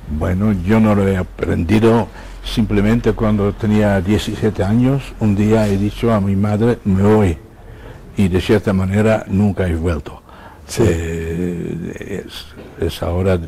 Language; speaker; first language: Spanish; non-native, fluent; Dutch